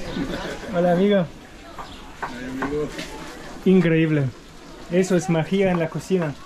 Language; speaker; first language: Spanish; non-native, learner; German